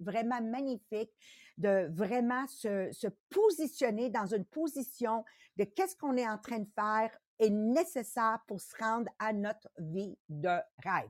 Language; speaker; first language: French; native; French